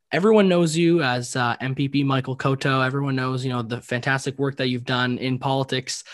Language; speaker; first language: English; native; English